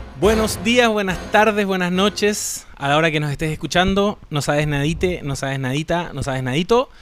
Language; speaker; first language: Spanish; native; Spanish